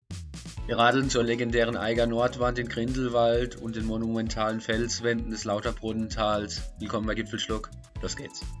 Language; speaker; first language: German; native; German